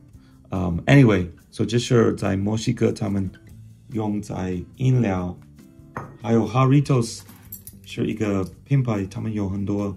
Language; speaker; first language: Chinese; non-native, fluent; English